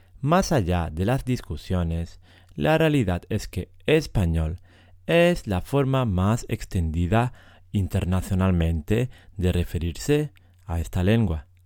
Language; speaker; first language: Spanish; native; Spanish